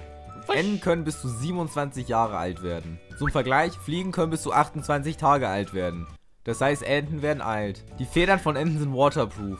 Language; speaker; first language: German; native; German